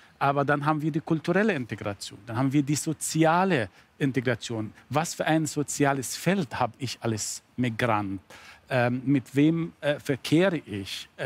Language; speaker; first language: German; non-native, fluent; Arabic